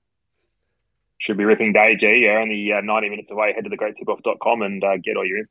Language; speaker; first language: English; native; English